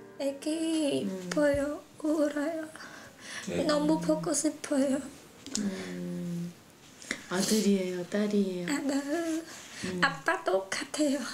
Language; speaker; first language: Korean; non-native, learner; Khmer